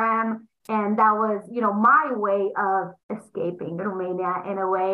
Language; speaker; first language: English; non-native, fluent; Romanian